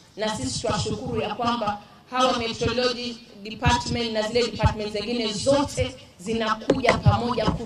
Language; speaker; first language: Swahili; native; Swahili